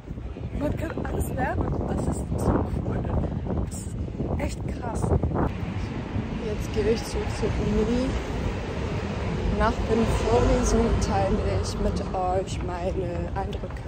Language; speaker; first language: German; non-native, fluent; Turkish